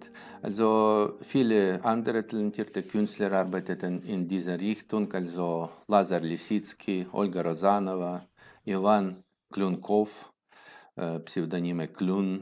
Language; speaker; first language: German; non-native, fluent; Russian